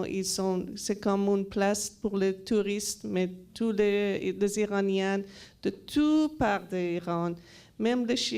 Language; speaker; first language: French; non-native, learner; Persian